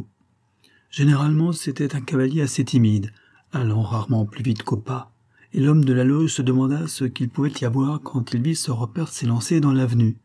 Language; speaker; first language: French; native; French